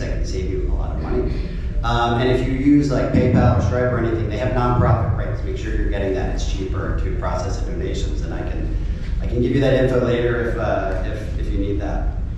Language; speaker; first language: English; native; English